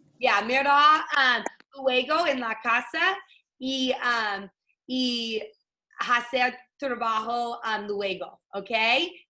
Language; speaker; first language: Spanish; non-native, learner; English